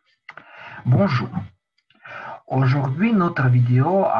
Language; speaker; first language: French; non-native, learner; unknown